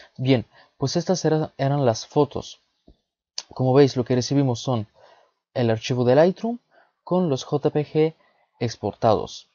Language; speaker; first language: Spanish; early bilingual, other home language; Bulgarian